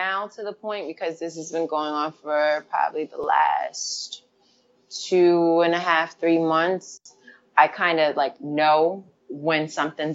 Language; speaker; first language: English; native; English